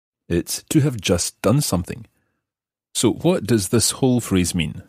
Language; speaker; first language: English; native; English